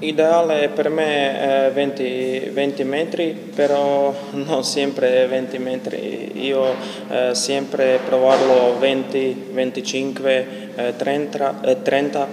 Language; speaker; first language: Italian; non-native, learner; Croatian